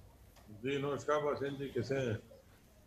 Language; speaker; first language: Hindi; native; Hindi